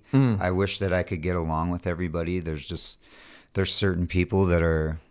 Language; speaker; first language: English; native; English